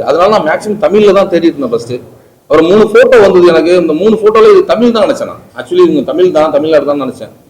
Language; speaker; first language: Tamil; native; Tamil